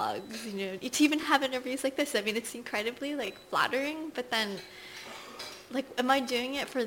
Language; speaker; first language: English; native; English